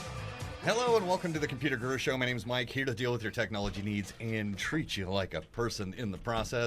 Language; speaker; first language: English; native; English